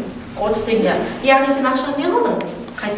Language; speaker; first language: Kazakh; native; Kazakh